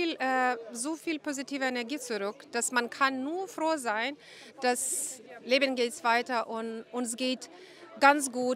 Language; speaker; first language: German; non-native, fluent; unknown